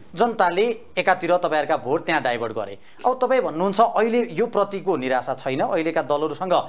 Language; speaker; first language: Nepali; native; Nepali